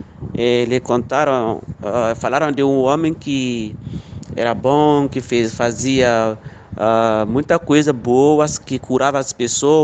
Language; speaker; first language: Portuguese; non-native, local second language; Fula